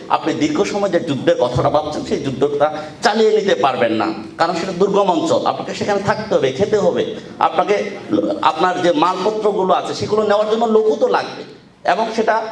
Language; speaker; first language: Bangla; non-native, local second language; Chakma